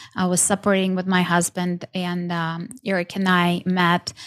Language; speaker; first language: English; non-native, fluent; Ukrainian